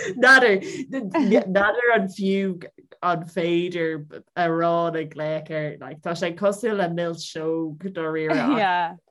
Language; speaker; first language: Irish; native; Irish